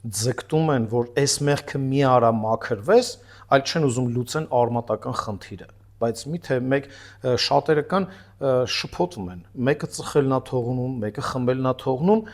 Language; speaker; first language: Armenian; native; Armenian